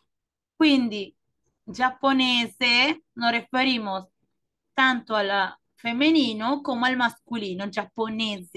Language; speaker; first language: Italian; non-native, fluent; Spanish